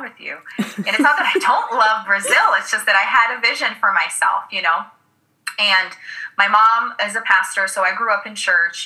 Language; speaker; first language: English; non-native, fluent; Portuguese